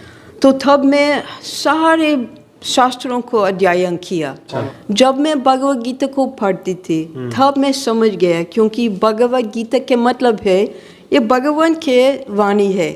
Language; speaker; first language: Hindi; non-native, fluent; English